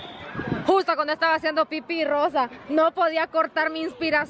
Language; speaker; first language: Spanish; native; Spanish